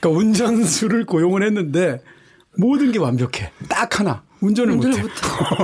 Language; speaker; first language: Korean; native; Korean